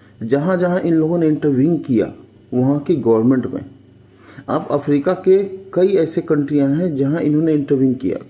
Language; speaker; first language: Hindi; native; Hindi